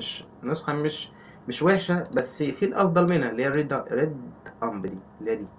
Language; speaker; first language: Arabic; native; Arabic